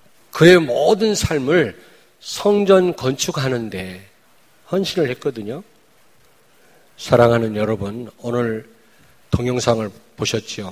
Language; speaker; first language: Korean; native; Korean